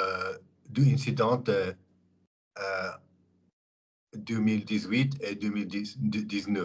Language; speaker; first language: French; non-native, learner; English